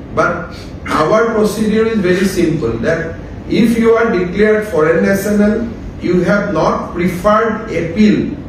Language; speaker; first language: English; non-native, local second language; Assamese